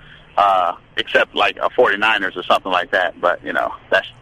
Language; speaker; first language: English; native; English